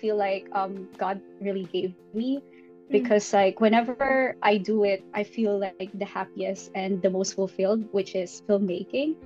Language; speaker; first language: English; non-native, local second language; Filipino